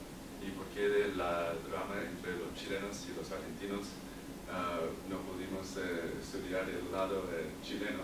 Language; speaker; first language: Spanish; non-native, learner; English